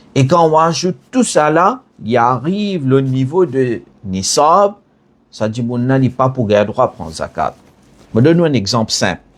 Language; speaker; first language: French; non-native, learner; Morisyen